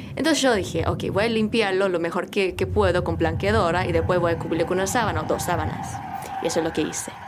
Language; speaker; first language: Spanish; early bilingual, other home language; Korean